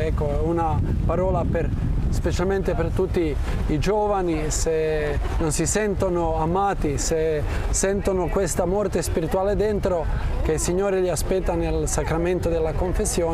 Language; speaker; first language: Italian; non-native, fluent; Croatian